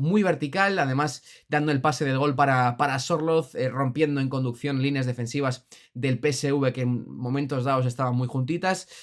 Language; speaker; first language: Spanish; native; Spanish